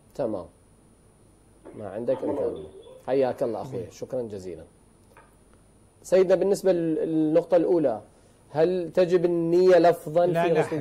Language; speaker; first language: Arabic; native; Arabic